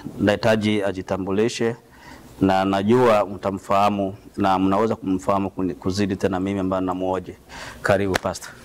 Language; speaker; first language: Swahili; native; Swahili